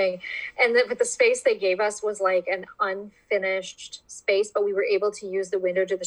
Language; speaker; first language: English; native; English